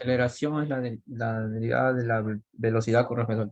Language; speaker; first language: Spanish; native; Spanish